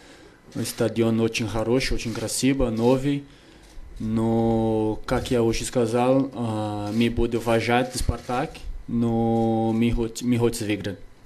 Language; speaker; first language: Russian; non-native, learner; Portuguese